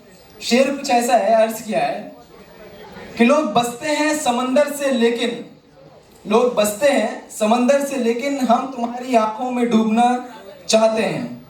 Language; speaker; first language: Hindi; native; Hindi